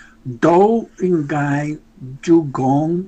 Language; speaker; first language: Chinese; non-native, learner; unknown